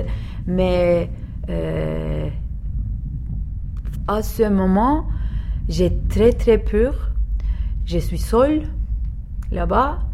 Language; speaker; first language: French; non-native, learner; Turkish